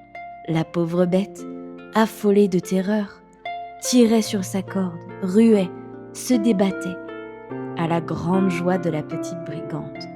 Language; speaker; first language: French; native; French